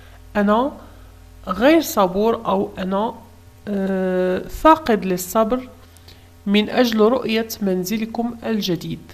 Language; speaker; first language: Arabic; native; Arabic